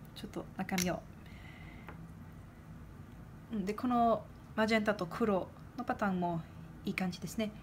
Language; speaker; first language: Japanese; non-native, fluent; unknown